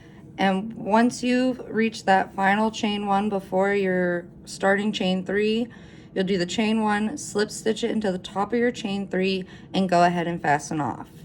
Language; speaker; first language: English; native; English